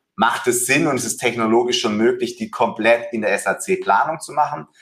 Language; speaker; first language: German; native; German